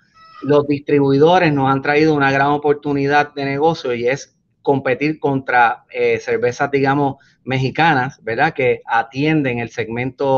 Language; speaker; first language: Spanish; native; Spanish